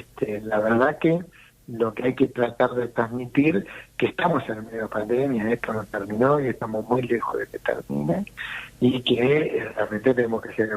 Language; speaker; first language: Spanish; native; Spanish